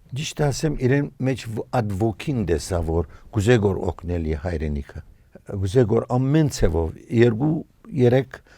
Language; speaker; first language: Armenian; early bilingual, heritage; Armenian